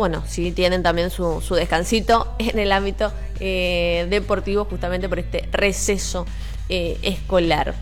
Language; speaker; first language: Spanish; native; Spanish